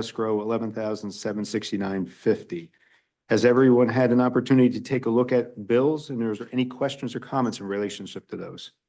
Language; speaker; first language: English; native; English